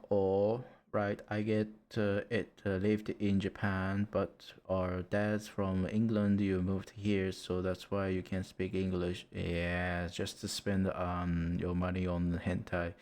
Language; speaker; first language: English; non-native, learner; Japanese